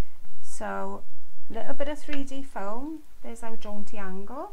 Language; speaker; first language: English; native; English